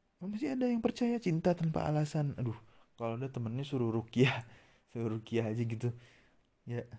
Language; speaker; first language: Indonesian; native; Indonesian